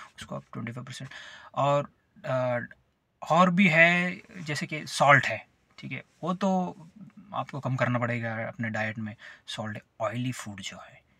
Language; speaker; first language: Hindi; non-native, local second language; Marathi